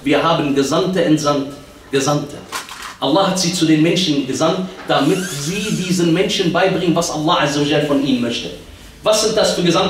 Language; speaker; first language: German; early bilingual, other home language; Arabic